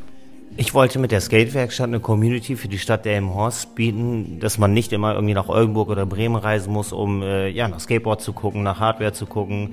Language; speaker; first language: German; native; German